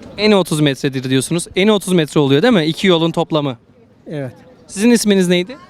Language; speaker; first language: Turkish; native; Turkish